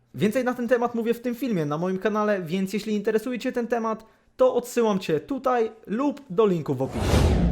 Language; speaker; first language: Polish; native; Polish